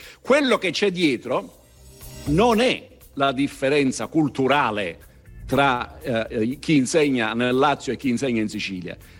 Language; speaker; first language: Italian; native; Italian